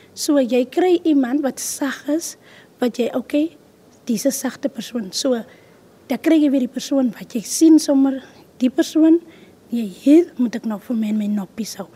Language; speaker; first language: Afrikaans; native; Afrikaans